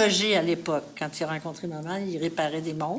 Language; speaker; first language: French; native; French